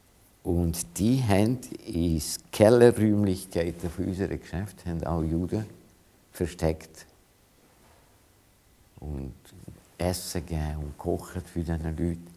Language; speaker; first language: German; non-native, fluent; Hungarian